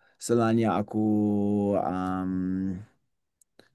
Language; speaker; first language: Indonesian; non-native, learner; English